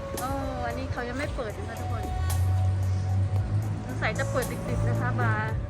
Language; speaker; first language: Thai; native; Thai